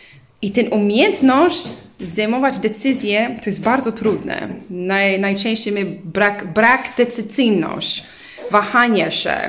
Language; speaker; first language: Polish; early bilingual, heritage; English